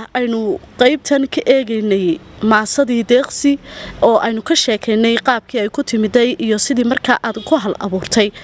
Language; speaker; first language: Somali; native; Somali